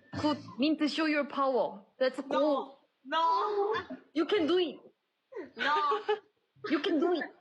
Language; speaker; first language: English; non-native, learner; Korean